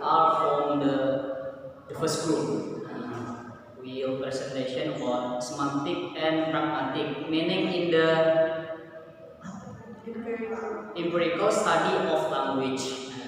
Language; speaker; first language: English; non-native, learner; Indonesian